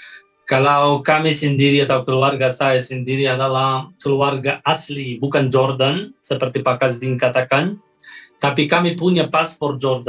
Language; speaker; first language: Indonesian; non-native, fluent; Arabic